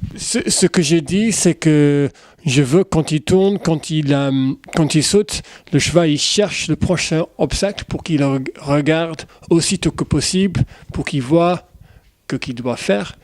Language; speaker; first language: French; non-native, fluent; English